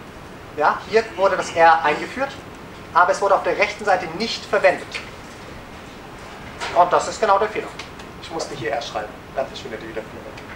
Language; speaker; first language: German; native; German